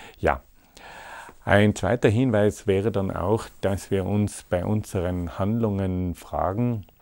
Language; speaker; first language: German; native; German